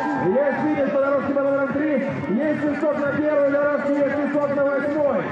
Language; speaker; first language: Russian; native; Russian